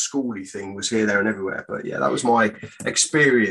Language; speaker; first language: English; native; English